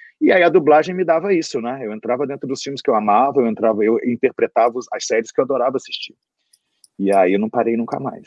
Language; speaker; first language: Portuguese; native; Portuguese